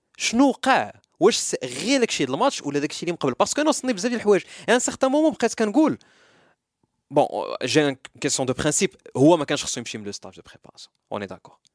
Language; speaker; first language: French; non-native, local second language; Arabic